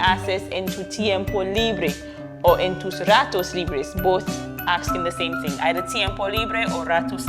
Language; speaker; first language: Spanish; non-native, fluent; English